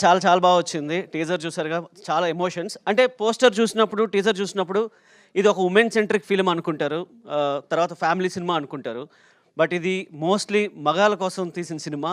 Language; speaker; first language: Telugu; native; Telugu